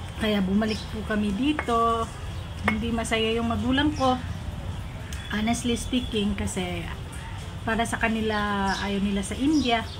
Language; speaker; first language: Filipino; non-native, local second language; Cebuano